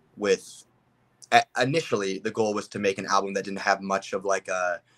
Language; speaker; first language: English; native; English